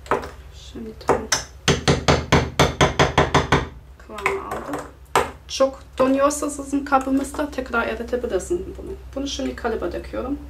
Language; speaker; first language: Turkish; non-native, fluent; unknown